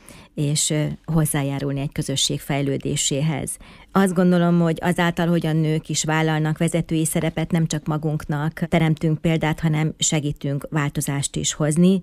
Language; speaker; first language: Hungarian; native; Hungarian